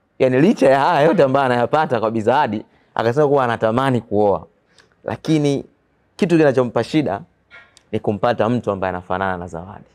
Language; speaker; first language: Swahili; native; Swahili